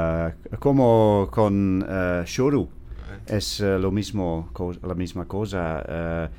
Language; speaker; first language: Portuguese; non-native, learner; English